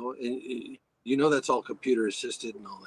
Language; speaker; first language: English; native; English